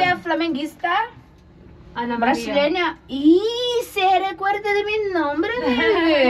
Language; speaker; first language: Spanish; non-native, learner; Portuguese